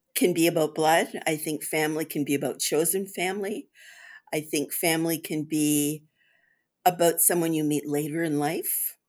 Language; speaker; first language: English; native; English